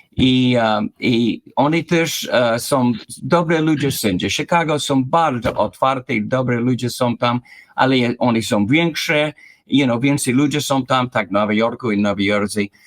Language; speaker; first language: Polish; early bilingual, heritage; English